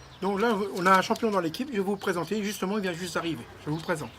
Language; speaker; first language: French; native; French